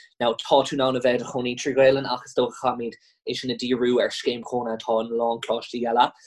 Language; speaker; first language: Irish; non-native, local second language; English